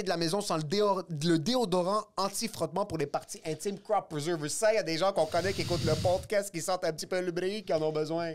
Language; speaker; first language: French; native; French